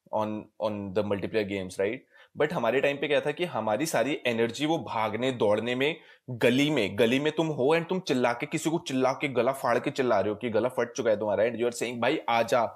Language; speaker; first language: Hindi; native; Hindi